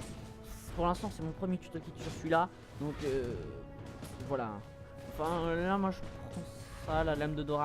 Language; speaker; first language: French; native; French